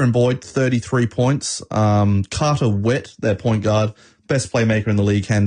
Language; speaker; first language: English; native; English